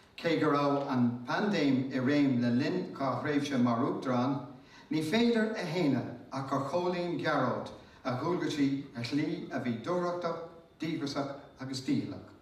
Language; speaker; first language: Irish; native; Irish